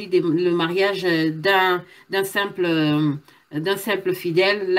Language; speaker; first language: French; non-native, local second language; Lingala